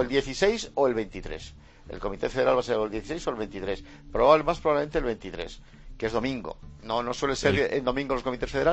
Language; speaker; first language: Spanish; native; Spanish